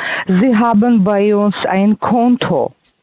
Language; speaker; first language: German; non-native, fluent; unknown